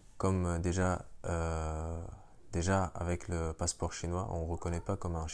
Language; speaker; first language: French; non-native, fluent; Uyghur